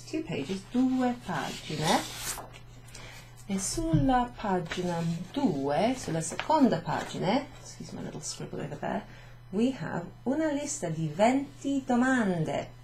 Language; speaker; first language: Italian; non-native, fluent; English